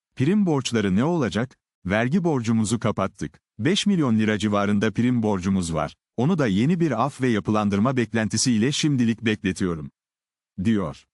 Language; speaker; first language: Turkish; native; Turkish